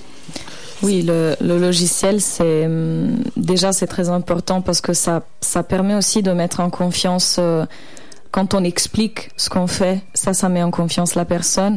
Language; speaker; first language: French; native; French